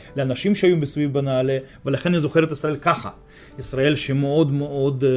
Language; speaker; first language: Hebrew; non-native, fluent; Russian